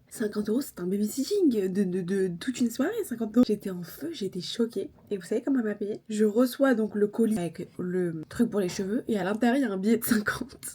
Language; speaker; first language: French; native; French